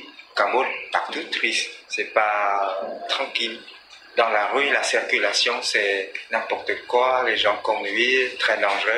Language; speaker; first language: French; non-native, learner; Khmer